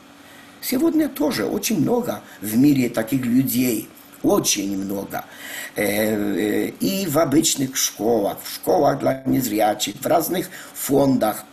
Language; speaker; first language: Russian; non-native, fluent; Polish